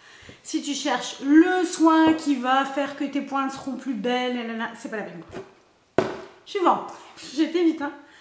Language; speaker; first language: French; native; French